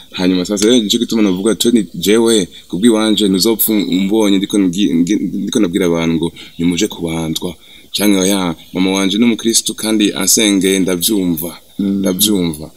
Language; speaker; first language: Rundi; early bilingual, heritage; Rundi